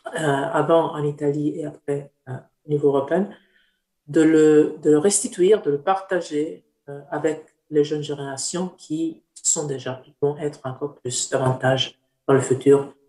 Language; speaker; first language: French; non-native, fluent; Italian